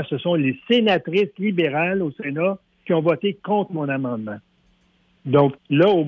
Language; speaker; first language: French; native; French